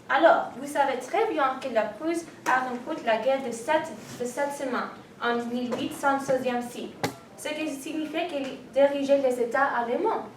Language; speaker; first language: French; non-native, learner; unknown